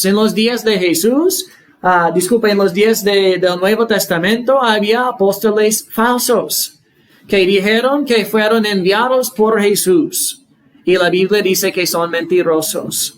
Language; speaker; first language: Spanish; non-native, fluent; English